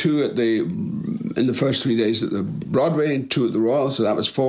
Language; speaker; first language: English; native; English